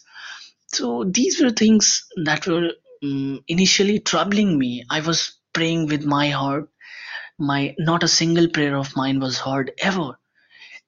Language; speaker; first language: English; non-native, local second language; Hindi